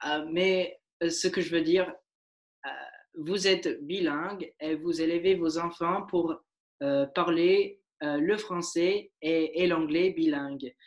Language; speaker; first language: French; non-native, learner; English